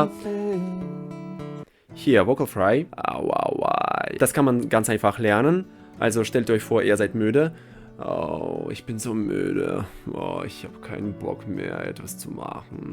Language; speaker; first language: German; non-native, fluent; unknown